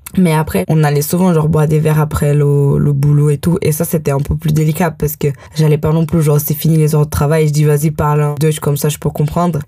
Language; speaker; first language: French; early bilingual, heritage; French